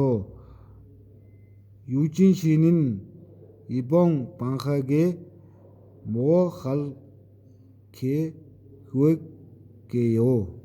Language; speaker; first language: Korean; non-native, learner; Mongolian